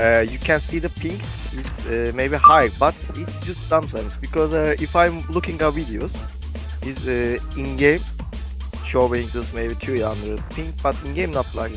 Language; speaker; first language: English; non-native, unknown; Turkish